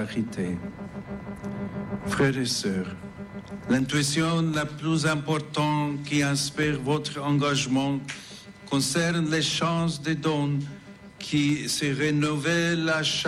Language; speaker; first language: French; non-native, fluent; English